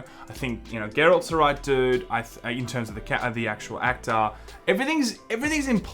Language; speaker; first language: English; native; English